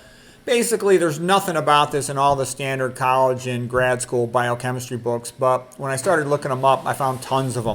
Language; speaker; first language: English; native; English